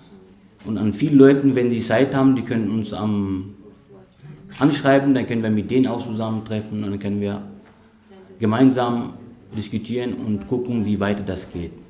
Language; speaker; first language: German; non-native, fluent; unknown